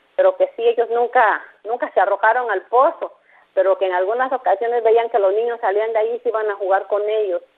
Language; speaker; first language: Spanish; native; Spanish